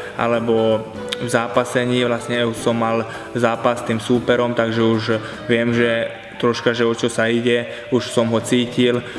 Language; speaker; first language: Slovak; non-native, local second language; Hungarian